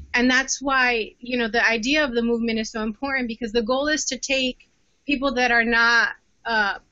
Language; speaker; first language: English; native; English